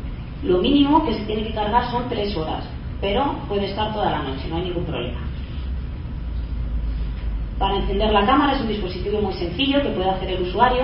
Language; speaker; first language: Spanish; native; Spanish